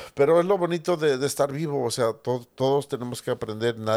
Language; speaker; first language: Spanish; early bilingual, heritage; Spanish